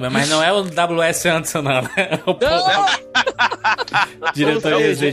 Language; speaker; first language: Portuguese; native; Portuguese